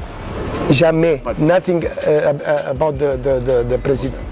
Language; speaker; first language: English; non-native, learner; Portuguese